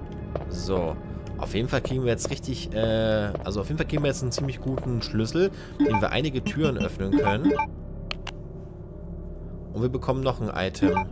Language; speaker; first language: German; native; German